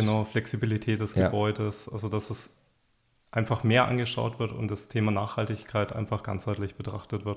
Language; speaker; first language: German; native; German